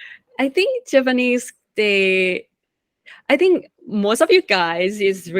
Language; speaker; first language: English; non-native, fluent; Thai